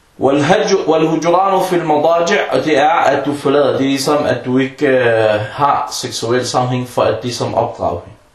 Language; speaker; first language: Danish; non-native, fluent; Arabic